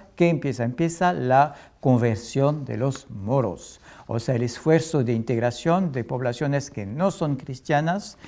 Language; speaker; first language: Spanish; non-native, fluent; French